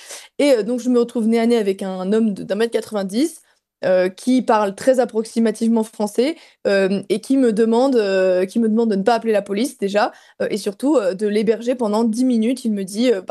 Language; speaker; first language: French; native; French